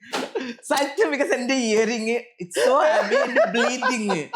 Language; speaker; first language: Malayalam; non-native, learner; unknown